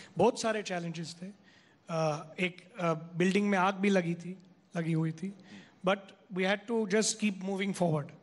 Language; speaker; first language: Hindi; non-native, local second language; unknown